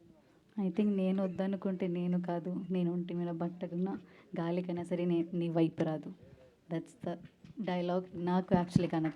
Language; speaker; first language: Telugu; non-native, learner; Malayalam